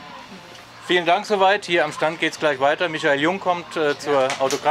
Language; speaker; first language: German; native; German